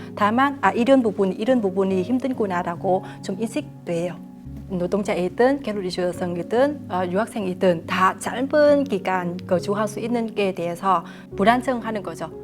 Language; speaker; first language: Korean; non-native, fluent; Vietnamese